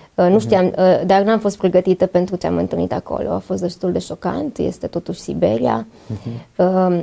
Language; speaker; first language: Romanian; native; Romanian